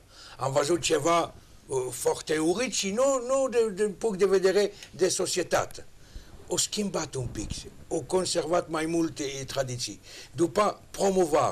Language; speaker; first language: Romanian; non-native, learner; French